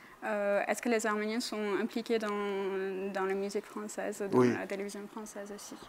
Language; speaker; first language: French; non-native, fluent; Armenian